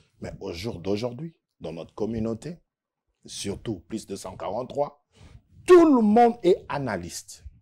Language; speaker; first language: French; non-native, local second language; Lingala